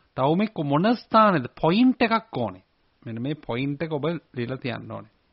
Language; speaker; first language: Sinhala; native; Sinhala